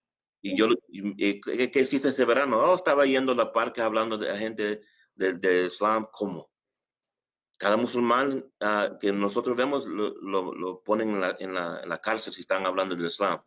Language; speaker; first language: Spanish; early bilingual, heritage; English